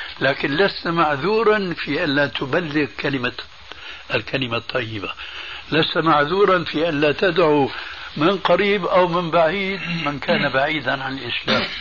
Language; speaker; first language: Arabic; early bilingual, other home language; Albanian